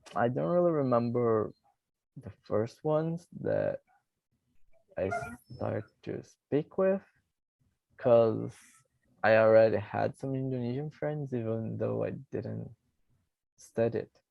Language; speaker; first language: English; non-native, fluent; Portuguese